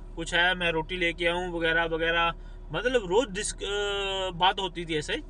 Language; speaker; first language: Hindi; non-native, local second language; Punjabi